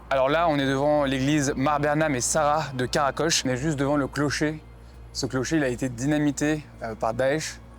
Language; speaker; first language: French; native; French